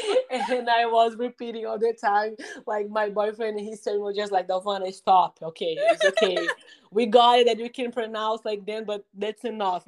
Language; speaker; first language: English; non-native, fluent; Portuguese